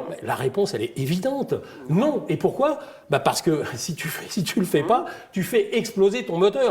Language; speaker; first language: French; native; French